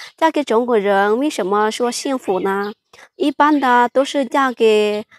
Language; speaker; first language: Chinese; non-native, fluent; Hmong